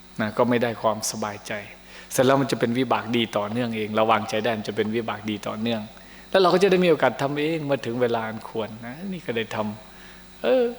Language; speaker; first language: Thai; native; Thai